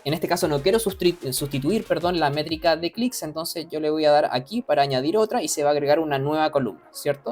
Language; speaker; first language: Spanish; native; Spanish